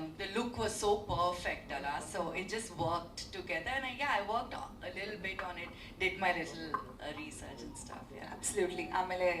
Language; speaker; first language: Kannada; early bilingual, heritage; English